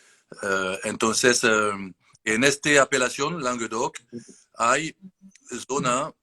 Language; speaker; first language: Spanish; non-native, learner; French